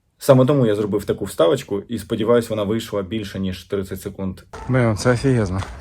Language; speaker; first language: Ukrainian; non-native, local second language; Russian